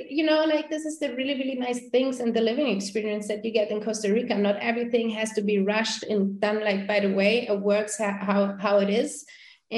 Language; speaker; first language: English; non-native, fluent; German